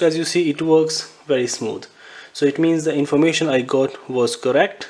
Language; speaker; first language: English; non-native, fluent; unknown